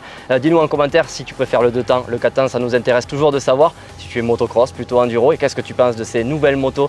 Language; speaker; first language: French; native; French